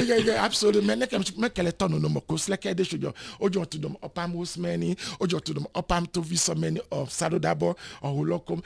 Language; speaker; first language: Hungarian; non-native, learner; Yoruba